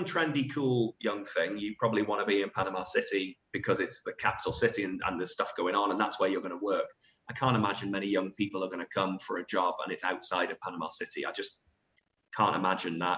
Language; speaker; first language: English; native; English